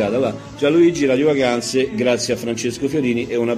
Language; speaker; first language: Italian; native; Italian